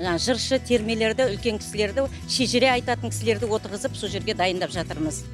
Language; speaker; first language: Kazakh; native; Kazakh